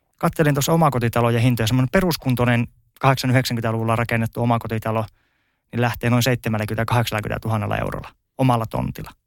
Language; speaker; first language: Finnish; native; Finnish